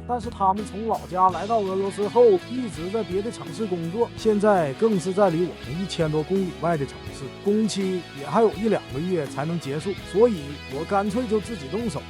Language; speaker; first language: Chinese; native; Chinese